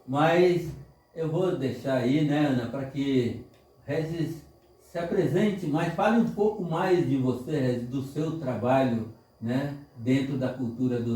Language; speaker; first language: Portuguese; native; Portuguese